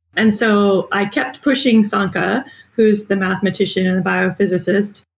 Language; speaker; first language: English; native; English